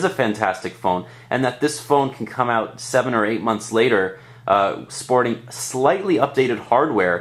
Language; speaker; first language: English; native; English